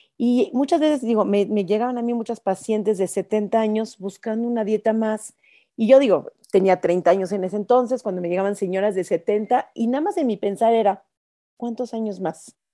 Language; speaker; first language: Spanish; native; Spanish